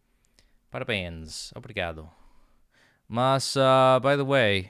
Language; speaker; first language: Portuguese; non-native, learner; English